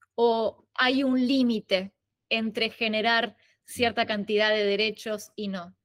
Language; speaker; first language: Spanish; native; Spanish